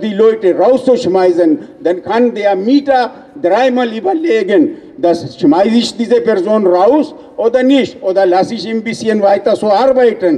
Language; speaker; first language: German; non-native, learner; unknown